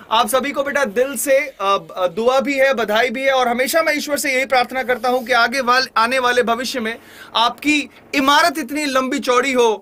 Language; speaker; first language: Hindi; native; Hindi